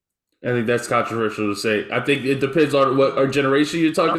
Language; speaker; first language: English; native; English